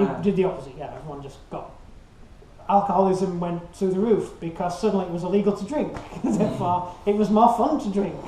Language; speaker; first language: English; native; English